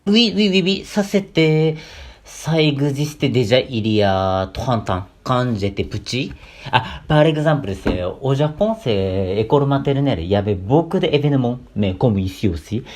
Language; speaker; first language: French; non-native, learner; Japanese